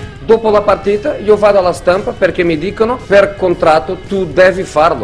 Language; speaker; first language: Italian; non-native, fluent; Portuguese